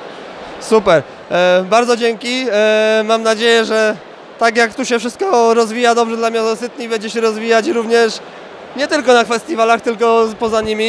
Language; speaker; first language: Polish; native; Polish